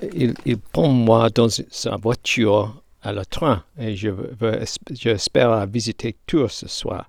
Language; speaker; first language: French; non-native, learner; English